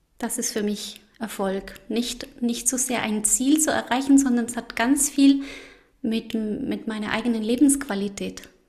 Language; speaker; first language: German; non-native, fluent; Spanish